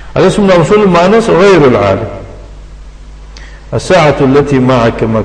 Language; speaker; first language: Arabic; non-native, fluent; Tajik